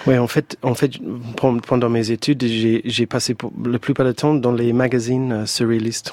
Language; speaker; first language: French; non-native, fluent; English